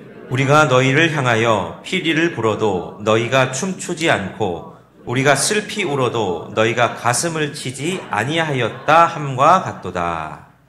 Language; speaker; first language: Korean; native; Korean